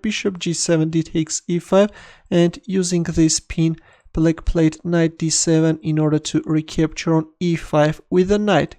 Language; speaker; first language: English; non-native, fluent; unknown